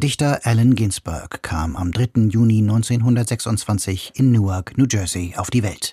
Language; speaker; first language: German; native; German